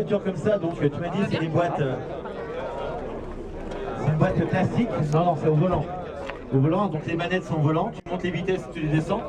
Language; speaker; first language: French; native; French